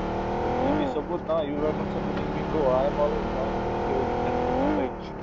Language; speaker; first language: English; non-native, learner; Nepali